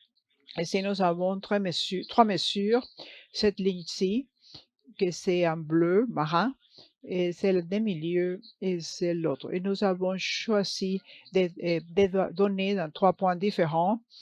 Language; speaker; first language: French; non-native, learner; English